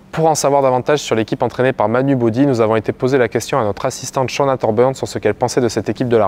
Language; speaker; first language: French; native; French